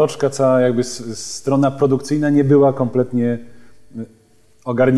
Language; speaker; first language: Polish; native; Polish